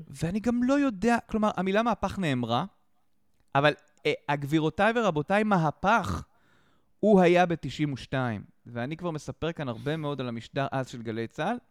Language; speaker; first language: Hebrew; native; Hebrew